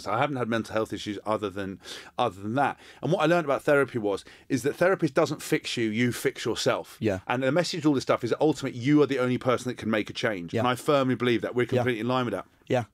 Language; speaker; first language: English; native; English